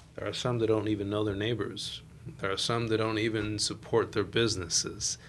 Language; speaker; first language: English; native; English